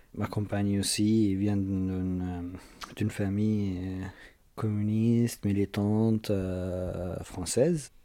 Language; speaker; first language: French; non-native, fluent; Arabic